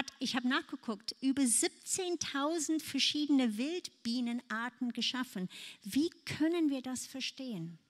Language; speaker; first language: German; non-native, fluent; English